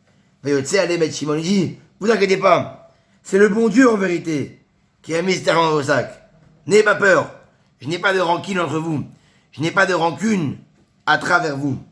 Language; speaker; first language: French; native; French